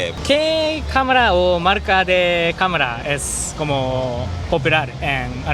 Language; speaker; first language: Spanish; non-native, learner; Japanese